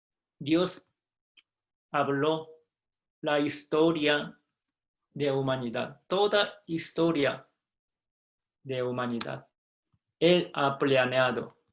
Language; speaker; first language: Spanish; non-native, fluent; Korean